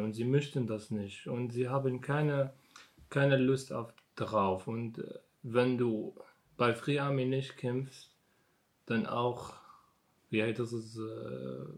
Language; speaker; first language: German; non-native, learner; Arabic